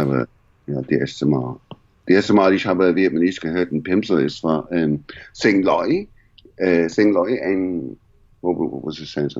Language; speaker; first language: German; non-native, learner; English